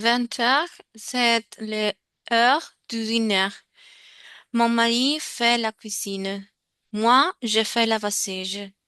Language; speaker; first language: French; non-native, learner; Spanish